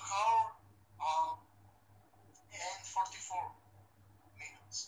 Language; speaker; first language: English; non-native, learner; Romany